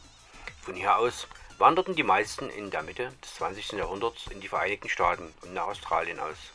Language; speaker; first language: German; native; German